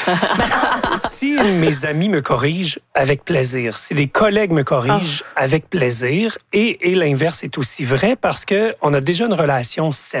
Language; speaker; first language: French; native; French